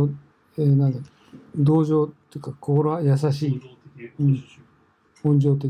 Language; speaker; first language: Japanese; native; Japanese